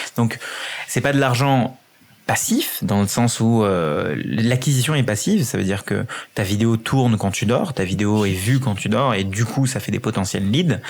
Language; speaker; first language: French; early bilingual, other home language; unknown